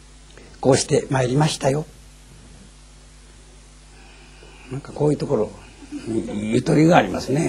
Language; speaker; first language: Japanese; native; Japanese